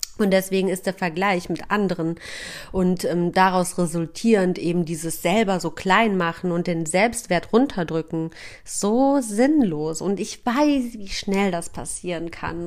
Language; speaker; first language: German; native; German